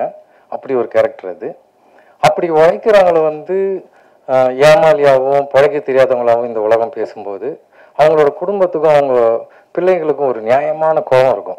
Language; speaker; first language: Tamil; native; Tamil